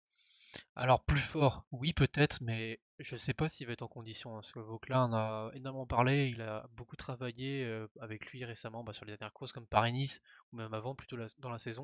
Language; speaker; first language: French; native; French